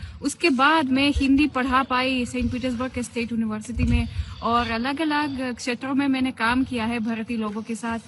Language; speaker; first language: Hindi; non-native, fluent; Russian